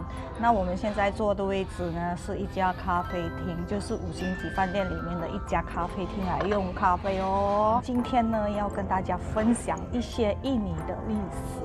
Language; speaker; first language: Chinese; early bilingual, heritage; Chinese